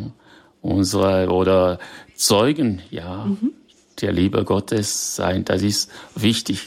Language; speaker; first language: German; non-native, fluent; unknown